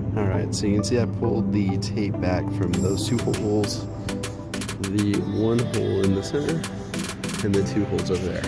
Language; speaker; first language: English; native; English